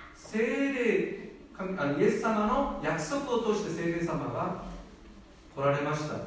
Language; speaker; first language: Japanese; non-native, fluent; Korean